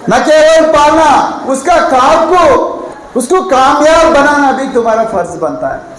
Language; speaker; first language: Hindi; non-native, local second language; Telugu